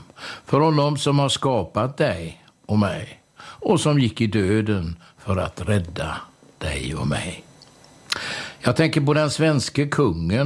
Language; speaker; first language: Swedish; native; Swedish